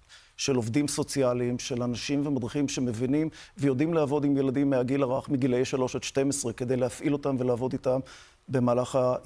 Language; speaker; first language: Hebrew; native; Hebrew